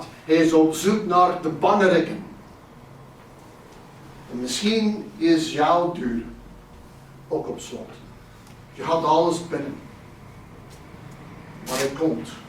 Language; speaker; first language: Dutch; non-native, fluent; English